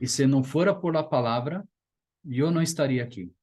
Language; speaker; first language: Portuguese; non-native, learner; Spanish